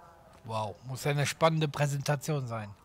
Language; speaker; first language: German; native; German